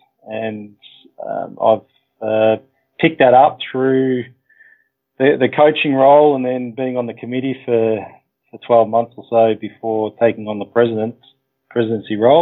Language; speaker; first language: English; native; English